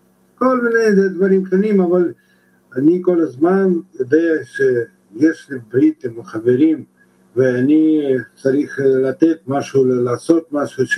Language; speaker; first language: Hebrew; non-native, learner; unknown